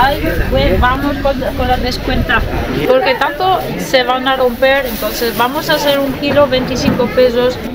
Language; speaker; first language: Spanish; non-native, fluent; Italian